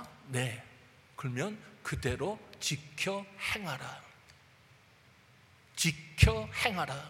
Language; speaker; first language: Korean; native; Korean